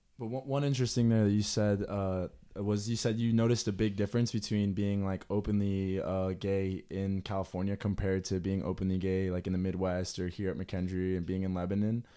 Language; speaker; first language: English; early bilingual, other home language; Spanish